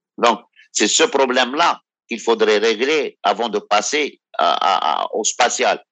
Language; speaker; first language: French; non-native, local second language; Arabic